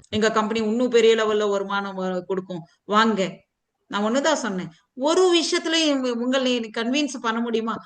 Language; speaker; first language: Tamil; non-native, fluent; Telugu